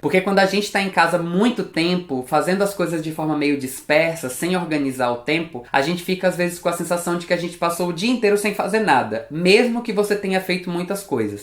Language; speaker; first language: Portuguese; native; Portuguese